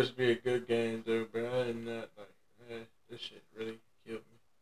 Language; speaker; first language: English; native; English